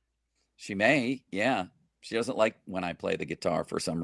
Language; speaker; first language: English; native; English